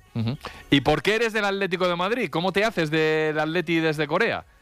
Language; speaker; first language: Spanish; native; Spanish